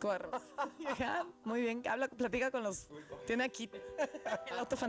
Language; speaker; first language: Spanish; native; Spanish